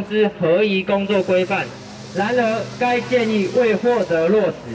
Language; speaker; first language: Chinese; native; Chinese